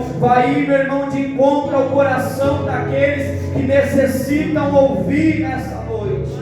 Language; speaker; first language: Portuguese; native; Portuguese